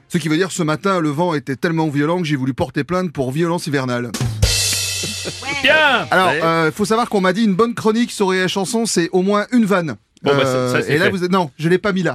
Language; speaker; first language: French; native; French